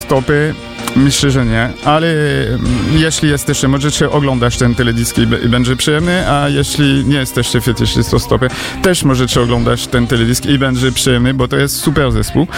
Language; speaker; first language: Polish; non-native, learner; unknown